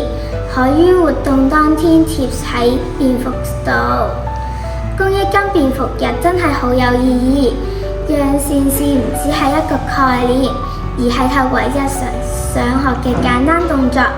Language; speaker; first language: Cantonese; native; Cantonese